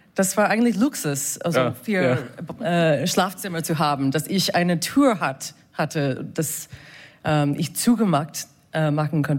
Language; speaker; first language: German; non-native, fluent; English